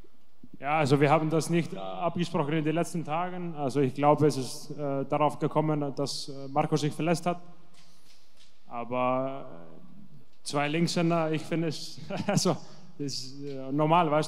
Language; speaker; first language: German; non-native, fluent; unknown